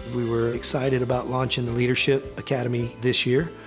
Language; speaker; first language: English; native; English